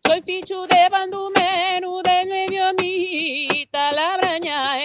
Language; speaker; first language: Spanish; native; Spanish